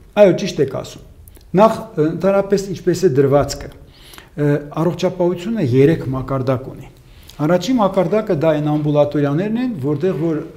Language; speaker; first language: Armenian; native; Armenian